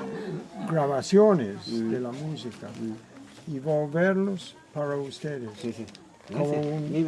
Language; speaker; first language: Spanish; non-native, learner; English